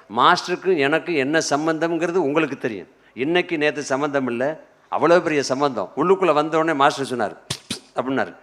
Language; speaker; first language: Tamil; native; Tamil